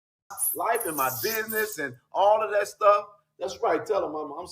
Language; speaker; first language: English; native; English